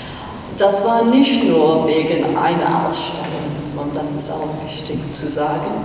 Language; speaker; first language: German; non-native, fluent; English